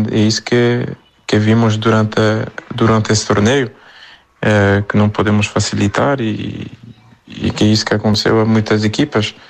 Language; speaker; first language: Portuguese; non-native, fluent; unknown